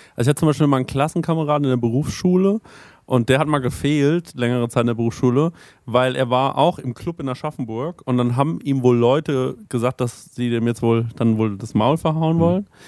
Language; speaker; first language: German; native; German